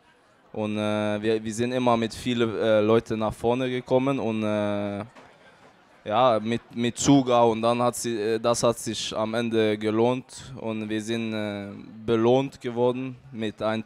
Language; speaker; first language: German; non-native, fluent; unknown